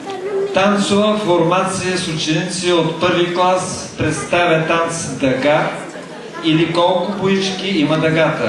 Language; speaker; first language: Bulgarian; native; Bulgarian